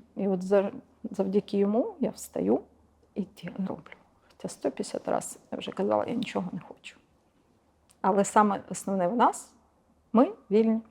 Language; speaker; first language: Ukrainian; non-native, local second language; Russian